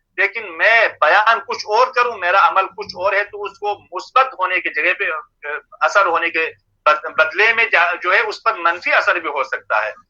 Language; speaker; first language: Urdu; non-native, local second language; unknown